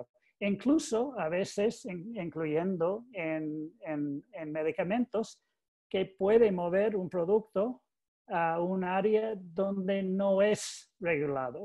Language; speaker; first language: Spanish; non-native, learner; English